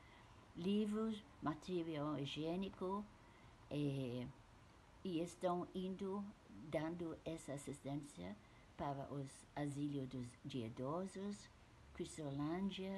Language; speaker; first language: Portuguese; non-native, fluent; English